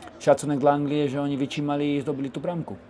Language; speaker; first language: Polish; non-native, learner; Slovak